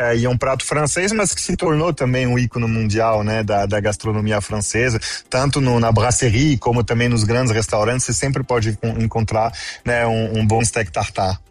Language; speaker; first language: Portuguese; non-native, fluent; French